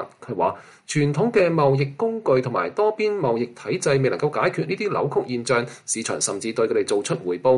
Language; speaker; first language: Chinese; non-native, local second language; Cantonese